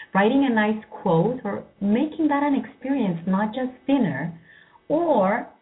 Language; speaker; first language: English; non-native, fluent; Greek